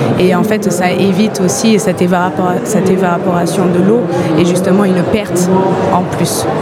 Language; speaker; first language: French; non-native, fluent; English